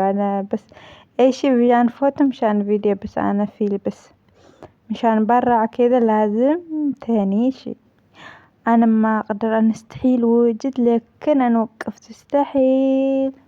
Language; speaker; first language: Arabic; non-native, learner; Amharic